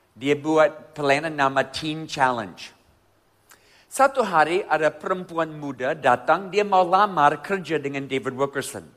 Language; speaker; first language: Indonesian; non-native, fluent; English